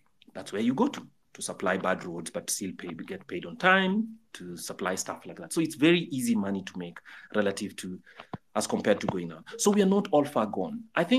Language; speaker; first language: English; non-native, local second language; Luo (Kenya and Tanzania)